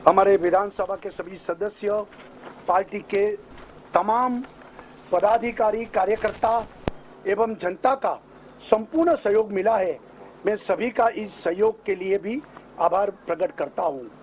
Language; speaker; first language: Hindi; non-native, local second language; Gujarati